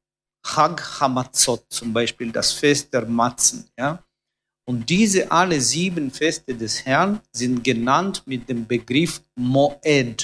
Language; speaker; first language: German; non-native, fluent; Russian